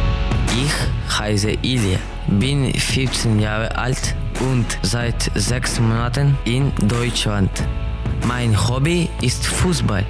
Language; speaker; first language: German; non-native, learner; Ukrainian